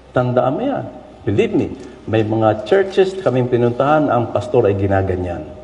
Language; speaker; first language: Filipino; non-native, local second language; Iloko